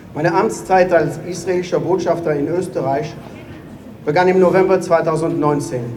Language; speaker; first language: German; non-native, fluent; Hebrew